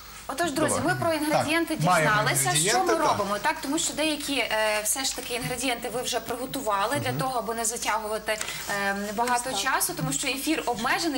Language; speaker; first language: Ukrainian; native; Ukrainian